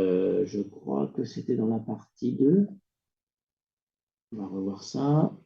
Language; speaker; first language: French; native; French